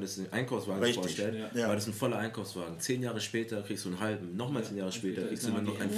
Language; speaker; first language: German; native; German